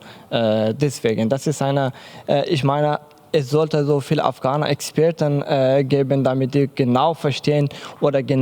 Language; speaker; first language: German; non-native, learner; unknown